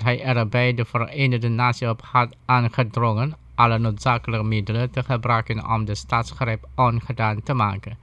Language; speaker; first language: Dutch; non-native, fluent; Indonesian